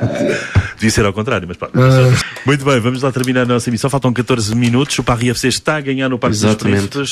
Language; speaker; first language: Portuguese; native; Portuguese